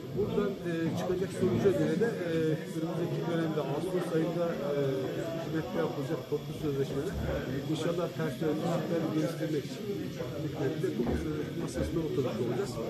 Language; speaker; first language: Turkish; native; Turkish